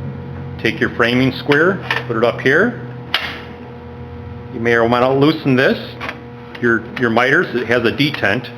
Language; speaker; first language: English; native; English